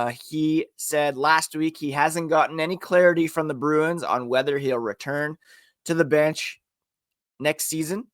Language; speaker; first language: English; native; English